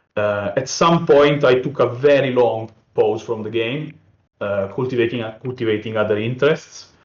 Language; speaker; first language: English; non-native, fluent; Italian